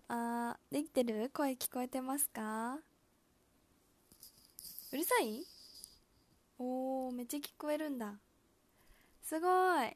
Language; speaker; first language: Japanese; native; Japanese